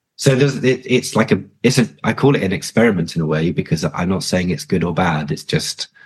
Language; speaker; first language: English; native; English